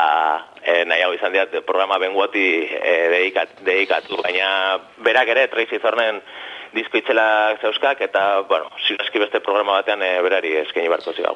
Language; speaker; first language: Basque; native; Basque